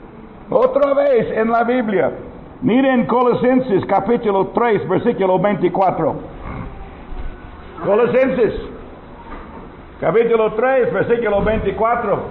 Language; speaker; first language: Spanish; non-native, learner; English